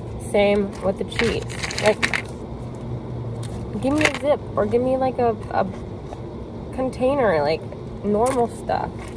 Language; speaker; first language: English; native; English